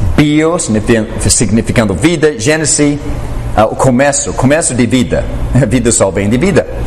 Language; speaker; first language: Portuguese; non-native, fluent; English